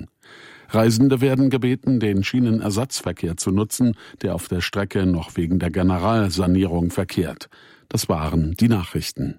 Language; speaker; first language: German; native; German